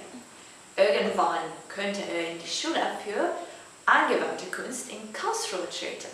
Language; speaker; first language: German; non-native, learner; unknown